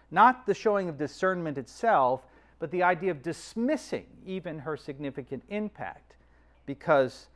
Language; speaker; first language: English; native; English